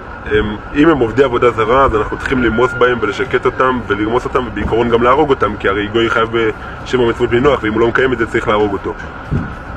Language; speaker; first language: Hebrew; native; Hebrew